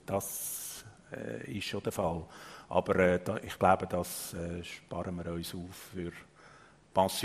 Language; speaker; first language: German; native; German